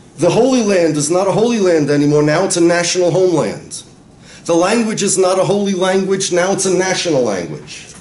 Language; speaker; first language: English; native; English